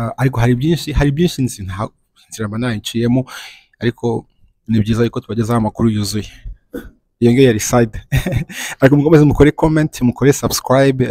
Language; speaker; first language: Kinyarwanda; early bilingual, other home language; French